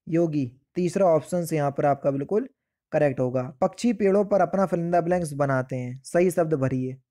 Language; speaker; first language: Hindi; native; Hindi